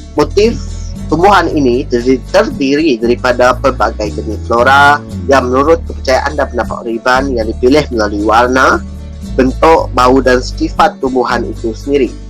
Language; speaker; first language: Malay; non-native, local second language; Iban